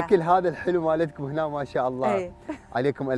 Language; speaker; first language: Arabic; native; Arabic